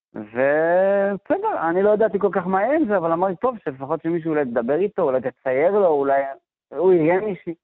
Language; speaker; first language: Hebrew; native; Hebrew